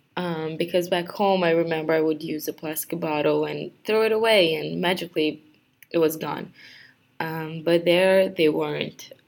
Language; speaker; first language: English; non-native, fluent; Portuguese